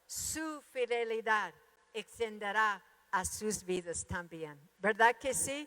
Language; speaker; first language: Spanish; non-native, fluent; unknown